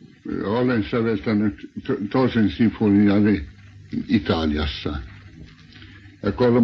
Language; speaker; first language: Finnish; non-native, local second language; Swedish